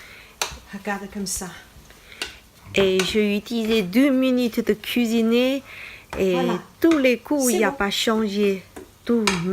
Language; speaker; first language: French; non-native, learner; Thai